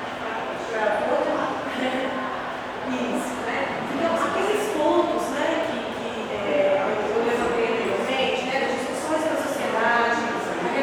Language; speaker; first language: Portuguese; native; Portuguese